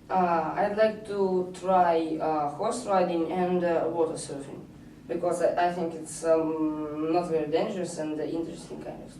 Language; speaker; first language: English; non-native, learner; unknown